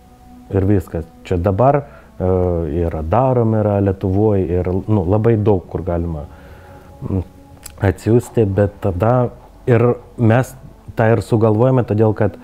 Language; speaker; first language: Lithuanian; non-native, learner; Ukrainian